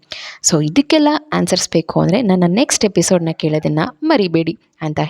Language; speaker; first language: Kannada; native; Kannada